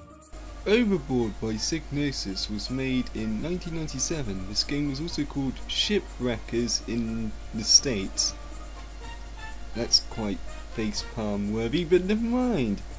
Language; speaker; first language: English; native; English